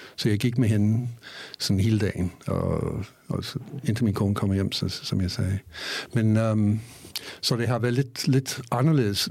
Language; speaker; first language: Danish; non-native, fluent; English